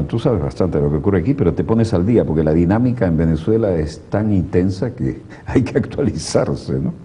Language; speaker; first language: Spanish; native; Spanish